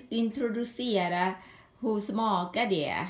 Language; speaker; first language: Swedish; non-native, learner; Thai